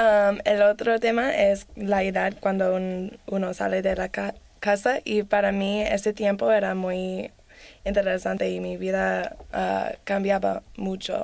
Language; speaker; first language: Spanish; non-native, learner; English